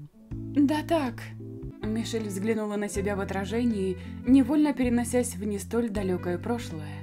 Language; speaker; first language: Russian; native; Russian